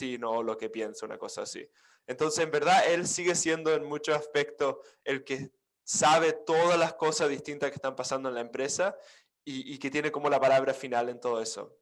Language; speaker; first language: Spanish; non-native, fluent; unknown